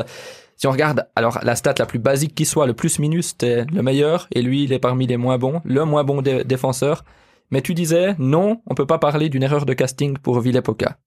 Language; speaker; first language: French; native; French